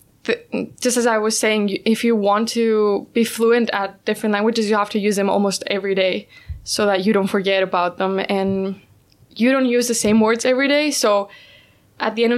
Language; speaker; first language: English; non-native, fluent; Spanish